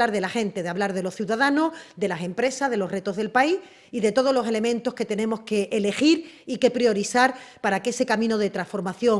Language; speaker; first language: Spanish; native; Spanish